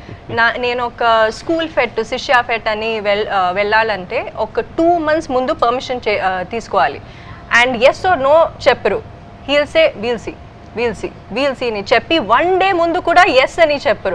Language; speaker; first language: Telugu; early bilingual, heritage; Kannada